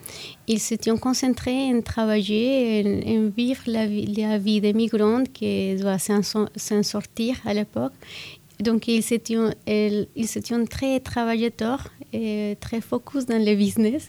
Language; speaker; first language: French; non-native, fluent; Spanish